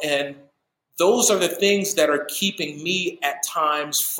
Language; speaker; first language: English; native; English